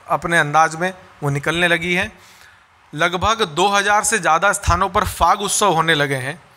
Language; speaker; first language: Hindi; native; Hindi